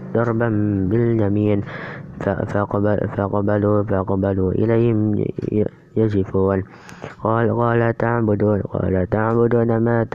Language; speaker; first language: Arabic; non-native, learner; Indonesian